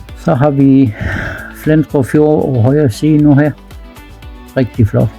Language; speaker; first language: Danish; native; Danish